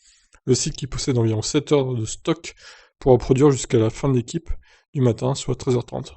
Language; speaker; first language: French; native; French